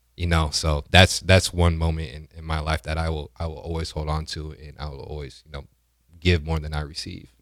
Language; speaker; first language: English; native; English